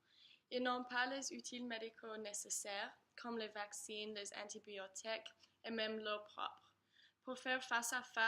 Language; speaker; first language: French; non-native, learner; English